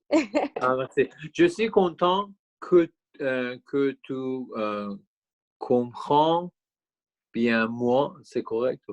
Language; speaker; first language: French; non-native, learner; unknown